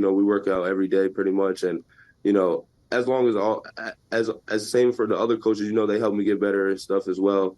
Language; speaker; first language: English; native; English